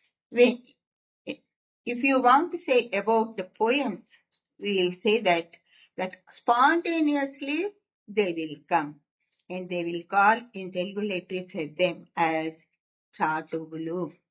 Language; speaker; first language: English; non-native, local second language; Telugu